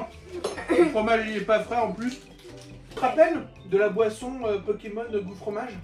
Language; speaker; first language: French; native; French